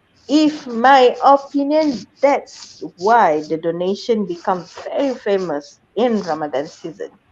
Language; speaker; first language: English; non-native, fluent; Malay